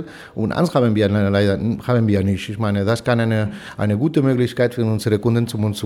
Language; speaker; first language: German; non-native, fluent; Spanish